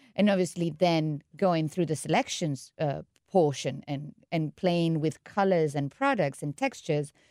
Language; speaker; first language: English; non-native, fluent; Spanish